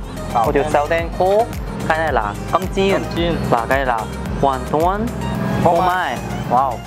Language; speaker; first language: Vietnamese; non-native, learner; Korean